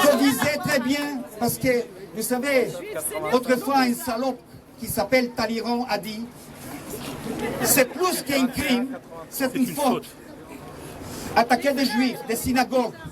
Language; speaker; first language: French; non-native, fluent; Hebrew